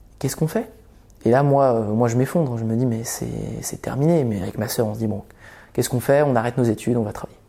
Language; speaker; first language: French; early bilingual, other home language; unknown